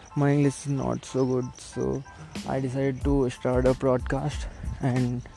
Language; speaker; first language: English; non-native, local second language; Hindi